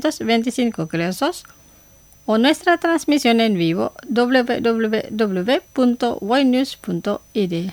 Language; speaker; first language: Spanish; non-native, fluent; Indonesian